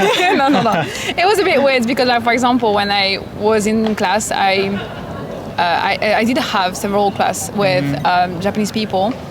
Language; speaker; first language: English; non-native, fluent; French